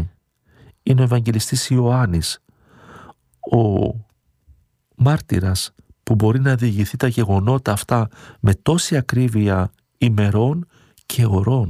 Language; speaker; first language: Greek; native; Greek